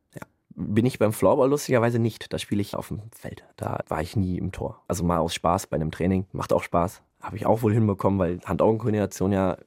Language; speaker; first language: German; native; German